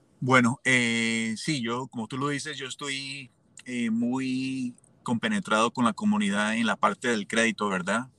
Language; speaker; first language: Spanish; native; Spanish